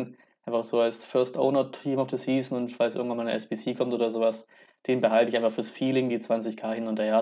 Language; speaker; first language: German; native; German